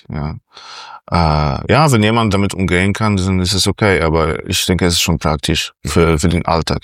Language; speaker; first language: German; non-native, fluent; Polish